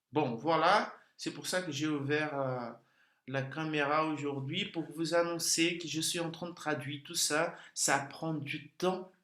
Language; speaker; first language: French; non-native, fluent; Portuguese